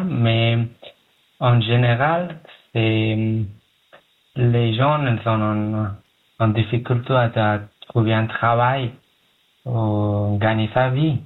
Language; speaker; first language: French; non-native, learner; Pashto